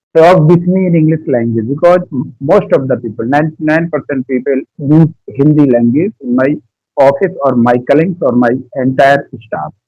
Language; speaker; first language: English; non-native, learner; Hindi